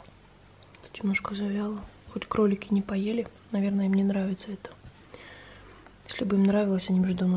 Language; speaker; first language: Russian; native; Russian